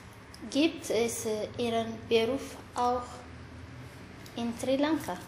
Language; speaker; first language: German; non-native, learner; Tigrinya